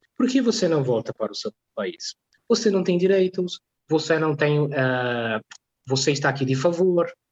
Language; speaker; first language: Portuguese; non-native, fluent; Polish